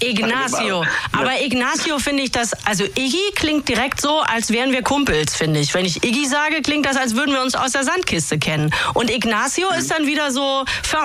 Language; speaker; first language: German; native; German